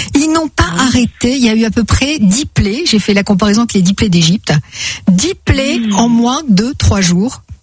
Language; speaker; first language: French; native; French